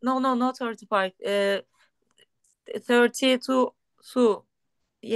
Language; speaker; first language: English; non-native, learner; Turkish